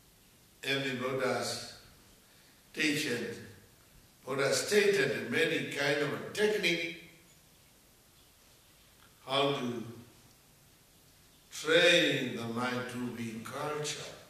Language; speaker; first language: English; non-native, fluent; Burmese